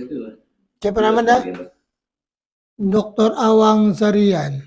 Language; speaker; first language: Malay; non-native, local second language; Filipino